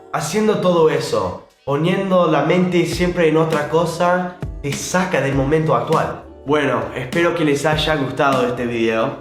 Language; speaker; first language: Spanish; non-native, fluent; English